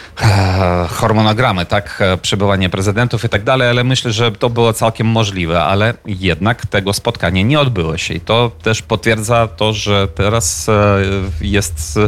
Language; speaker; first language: Polish; non-native, fluent; Ukrainian